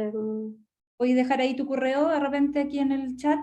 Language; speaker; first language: Spanish; native; Spanish